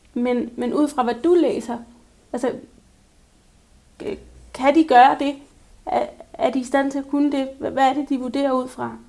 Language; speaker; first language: Danish; native; Danish